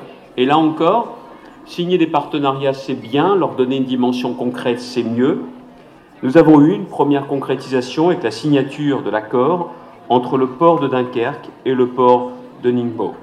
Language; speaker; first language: French; native; French